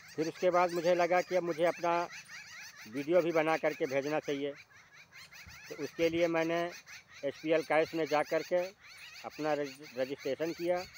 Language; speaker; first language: Hindi; native; Hindi